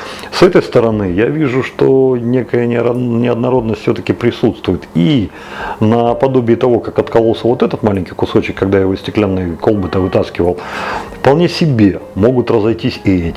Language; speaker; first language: Russian; native; Russian